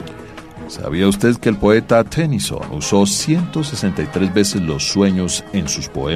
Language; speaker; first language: Spanish; native; Spanish